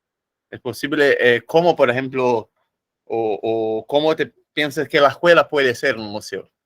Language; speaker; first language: Spanish; non-native, fluent; Portuguese